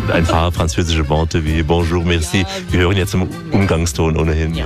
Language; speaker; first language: German; native; German